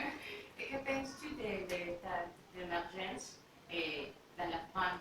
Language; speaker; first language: French; non-native, learner; Spanish